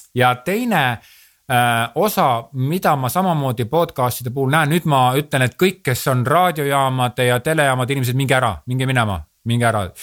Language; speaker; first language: Estonian; native; Estonian